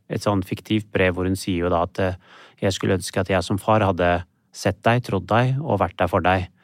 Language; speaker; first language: Norwegian; early bilingual, other home language; Urdu